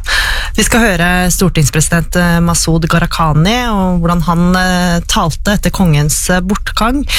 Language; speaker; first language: Norwegian; native; Norwegian